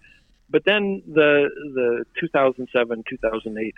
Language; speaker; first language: English; native; English